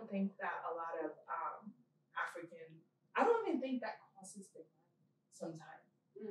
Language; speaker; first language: English; early bilingual, other home language; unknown